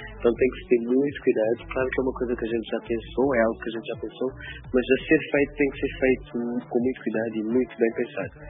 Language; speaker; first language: Portuguese; non-native, local second language; Kabuverdianu